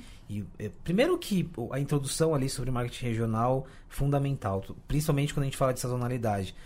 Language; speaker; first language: Portuguese; native; Portuguese